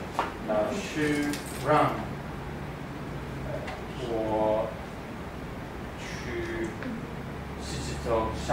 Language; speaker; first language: Chinese; non-native, learner; English